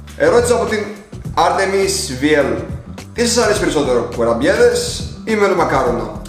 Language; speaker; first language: Greek; early bilingual, other home language; Russian